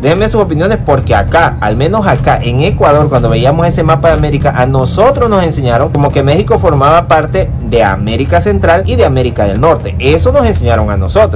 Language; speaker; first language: Spanish; native; Spanish